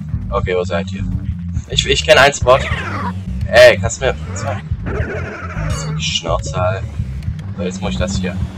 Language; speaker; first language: German; native; German